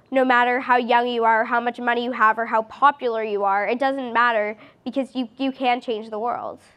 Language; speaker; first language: English; native; English